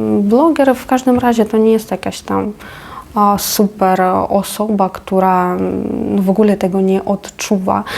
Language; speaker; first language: Polish; non-native, fluent; Ukrainian